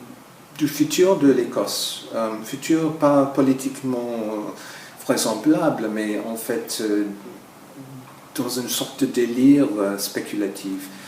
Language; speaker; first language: French; non-native, fluent; English